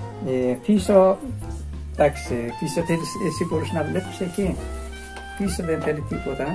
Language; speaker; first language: Greek; non-native, learner; Persian